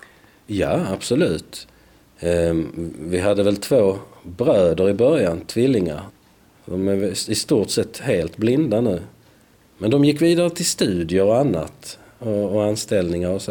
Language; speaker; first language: Swedish; native; Swedish